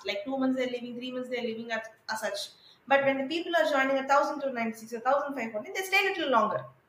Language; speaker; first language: English; non-native, local second language; Tamil